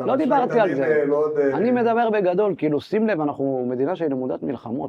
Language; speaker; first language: Hebrew; native; Hebrew